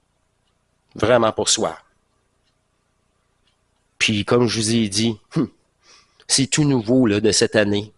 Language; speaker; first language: French; native; French